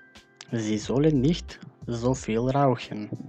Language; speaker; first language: German; non-native, fluent; Macedonian